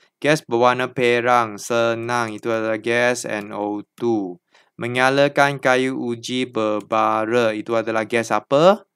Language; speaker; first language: Malay; non-native, local second language; Chinese